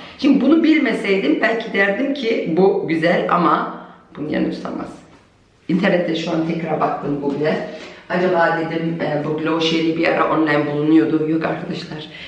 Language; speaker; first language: Turkish; early bilingual, heritage; Turkish